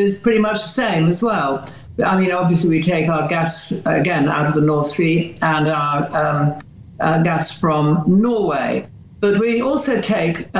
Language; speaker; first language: English; native; English